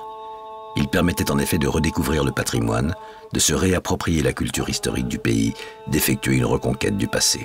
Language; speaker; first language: French; native; French